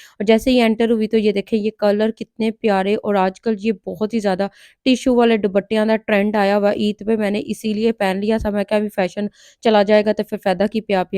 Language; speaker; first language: Urdu; non-native, local second language; Punjabi